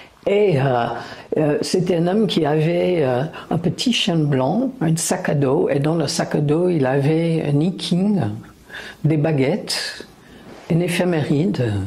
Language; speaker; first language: French; non-native, fluent; English